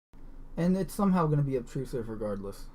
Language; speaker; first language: English; native; English